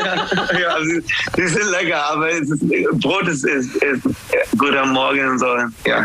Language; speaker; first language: German; non-native, fluent; English